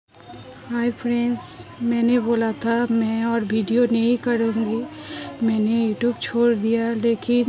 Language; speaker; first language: Hindi; non-native, local second language; Bangla